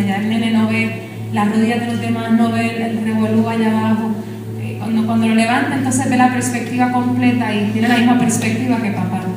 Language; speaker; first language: Spanish; native; Spanish